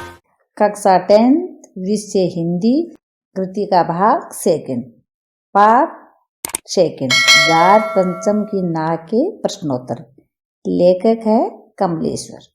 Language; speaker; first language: Hindi; native; Hindi